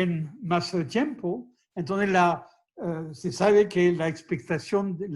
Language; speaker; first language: Spanish; non-native, fluent; French